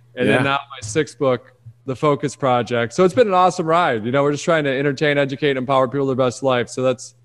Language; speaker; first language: English; native; English